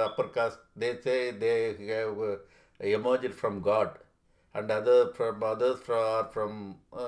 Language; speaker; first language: English; non-native, local second language; Tamil